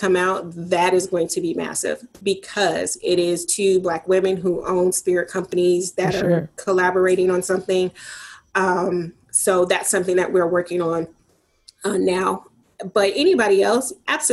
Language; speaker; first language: English; native; English